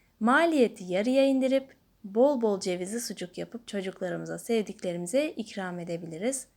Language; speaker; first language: Turkish; native; Turkish